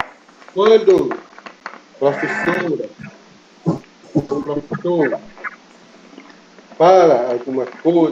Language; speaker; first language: Portuguese; non-native, local second language; Kayapó